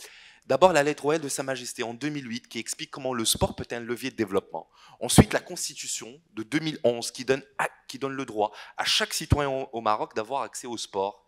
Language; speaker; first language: French; non-native, local second language; Arabic